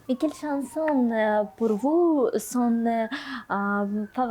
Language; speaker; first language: French; non-native, learner; Russian